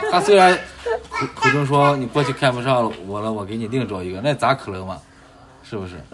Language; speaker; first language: Chinese; native; Chinese